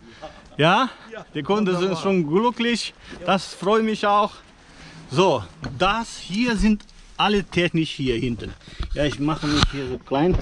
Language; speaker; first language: German; non-native, fluent; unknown